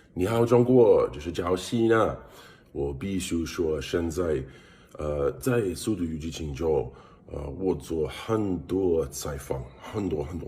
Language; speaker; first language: Chinese; non-native, learner; English